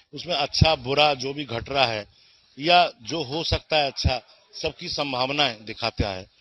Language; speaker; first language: Hindi; native; Hindi